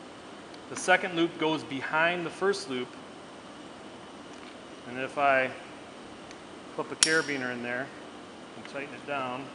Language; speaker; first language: English; native; English